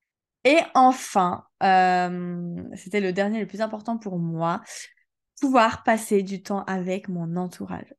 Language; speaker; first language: French; native; French